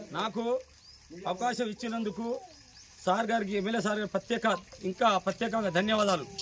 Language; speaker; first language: Telugu; non-native, local second language; Lambadi